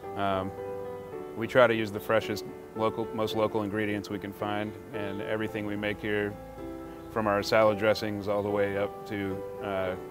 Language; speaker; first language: English; native; English